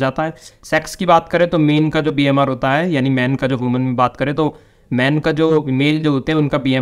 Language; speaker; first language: Hindi; native; Hindi